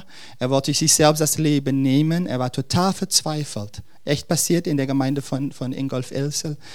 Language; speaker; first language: German; non-native, fluent; Dutch